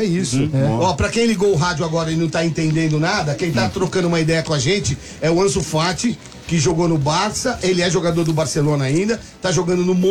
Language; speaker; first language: Portuguese; native; Portuguese